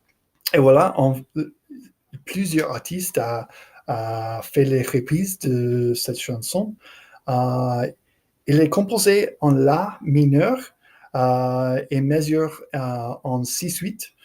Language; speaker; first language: French; non-native, learner; English